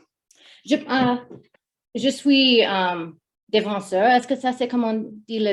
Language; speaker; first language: French; non-native, learner; English